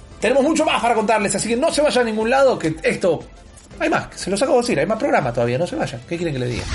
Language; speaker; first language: Spanish; native; Spanish